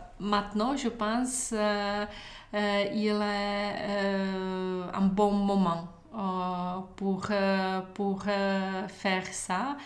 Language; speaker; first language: French; non-native, learner; Czech